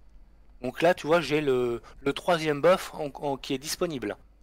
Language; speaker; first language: French; native; French